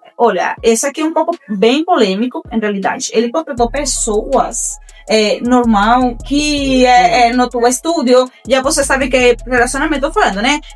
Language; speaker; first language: Portuguese; non-native, fluent; Spanish